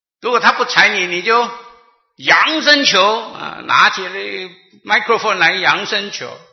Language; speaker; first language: Chinese; native; Chinese